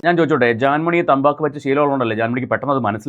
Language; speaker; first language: Malayalam; native; Malayalam